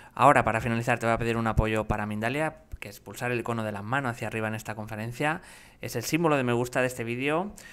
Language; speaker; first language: Spanish; native; Spanish